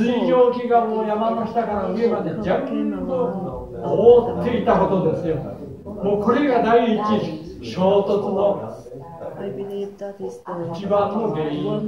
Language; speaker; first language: Japanese; native; Japanese